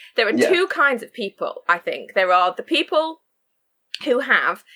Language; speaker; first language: English; native; English